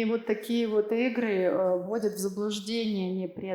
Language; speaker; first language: Russian; native; Russian